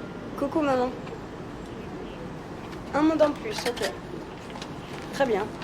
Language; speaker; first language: French; native; French